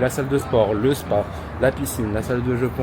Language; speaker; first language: French; native; French